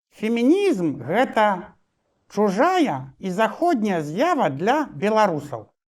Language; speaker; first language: Belarusian; non-native, local second language; Russian